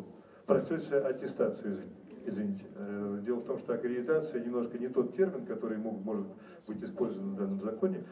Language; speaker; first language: Russian; native; Russian